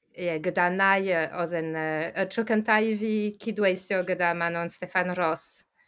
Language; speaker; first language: Welsh; non-native, fluent; French